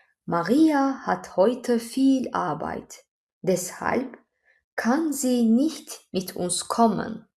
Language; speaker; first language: German; non-native, fluent; Azerbaijani